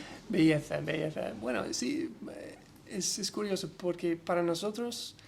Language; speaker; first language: Spanish; non-native, learner; English